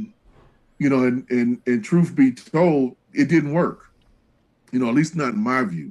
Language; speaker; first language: English; native; English